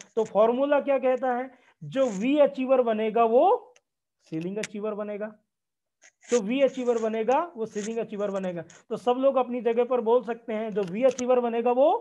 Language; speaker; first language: Hindi; native; Hindi